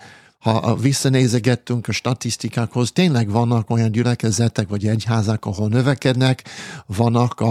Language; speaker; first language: Hungarian; non-native, fluent; English